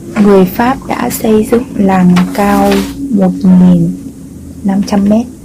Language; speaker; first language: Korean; native; Korean